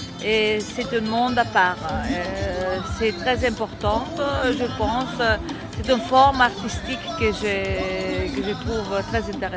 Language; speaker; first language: French; non-native, fluent; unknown